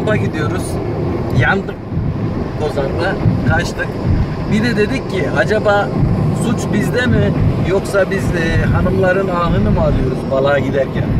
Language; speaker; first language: Turkish; native; Turkish